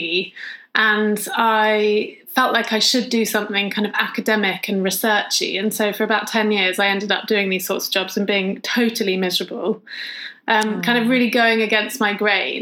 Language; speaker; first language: English; native; English